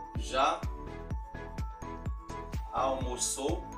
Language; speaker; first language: Portuguese; non-native, fluent; Haitian Creole